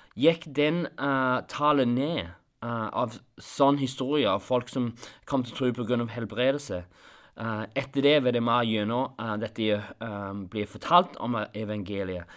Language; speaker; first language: Norwegian; non-native, fluent; English